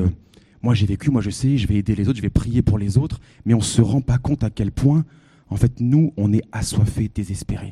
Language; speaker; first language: French; native; French